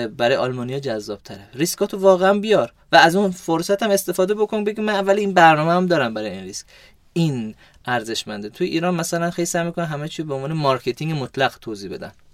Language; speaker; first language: Persian; early bilingual, heritage; Persian